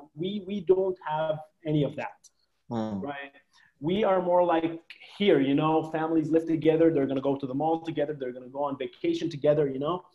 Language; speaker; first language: English; non-native, fluent; Arabic